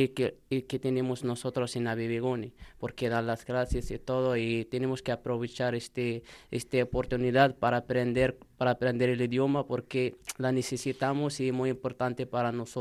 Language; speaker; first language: Spanish; non-native, learner; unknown